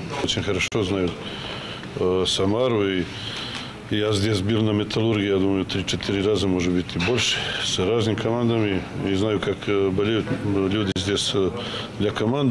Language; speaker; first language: Russian; non-native, fluent; Serbian